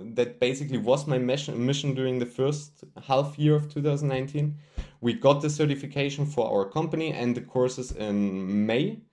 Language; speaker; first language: English; non-native, fluent; German